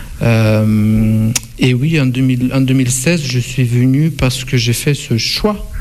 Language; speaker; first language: French; non-native, fluent; Russian